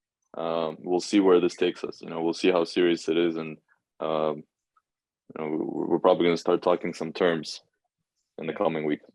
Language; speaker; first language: English; non-native, fluent; Russian